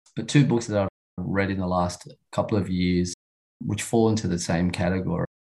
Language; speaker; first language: English; native; English